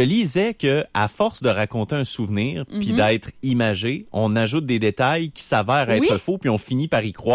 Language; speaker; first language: French; native; French